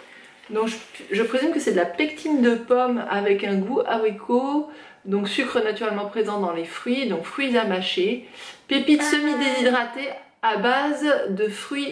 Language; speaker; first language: French; native; French